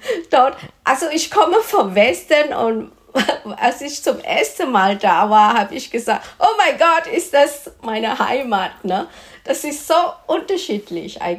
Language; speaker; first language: German; non-native, fluent; Malay